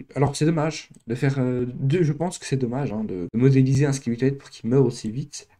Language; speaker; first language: French; native; French